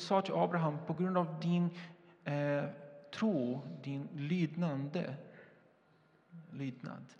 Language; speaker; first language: Swedish; non-native, fluent; Portuguese